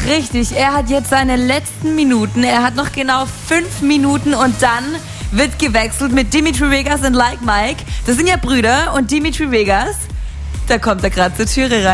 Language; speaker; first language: German; native; German